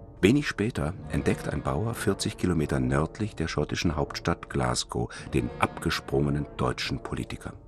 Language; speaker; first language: German; native; German